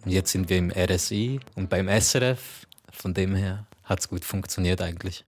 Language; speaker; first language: German; native; German